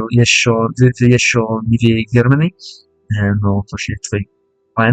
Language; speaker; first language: Russian; non-native, learner; English